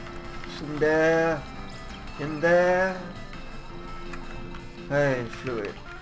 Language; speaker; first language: Japanese; non-native, learner; English